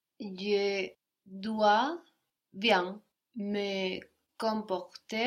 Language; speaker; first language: French; non-native, learner; English